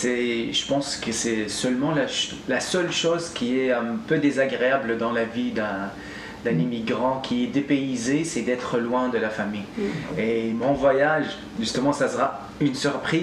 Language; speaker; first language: French; non-native, local second language; Arabic